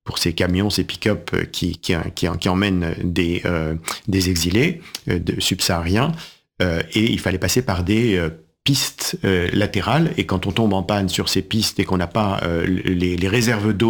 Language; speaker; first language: French; native; French